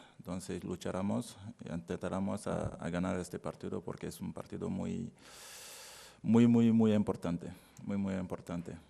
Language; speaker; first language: Spanish; non-native, learner; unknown